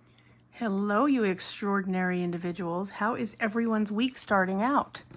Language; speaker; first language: English; native; English